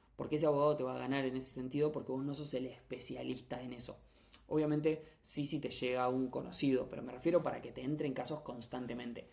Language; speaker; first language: Spanish; native; Spanish